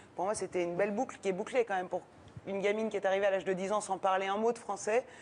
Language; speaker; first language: French; early bilingual, other home language; Persian